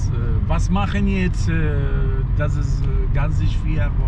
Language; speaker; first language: German; non-native, learner; Arabic